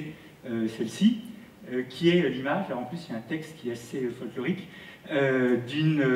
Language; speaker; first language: French; native; French